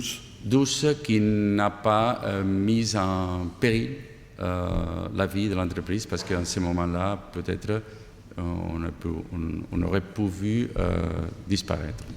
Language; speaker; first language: French; non-native, fluent; Catalan